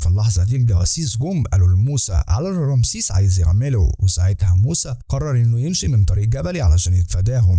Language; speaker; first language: Arabic; native; Arabic